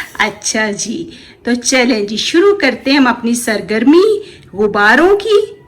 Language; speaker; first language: Urdu; non-native, local second language; Punjabi